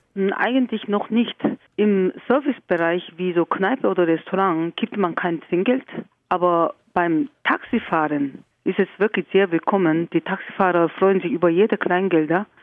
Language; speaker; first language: German; non-native, fluent; Korean